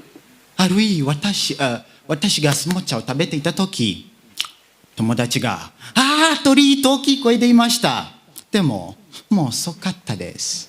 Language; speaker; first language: Japanese; non-native, learner; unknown